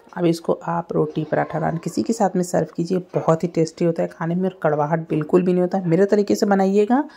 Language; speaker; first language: Hindi; native; Hindi